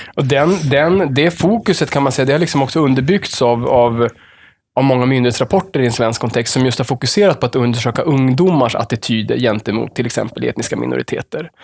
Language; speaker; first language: Swedish; native; Swedish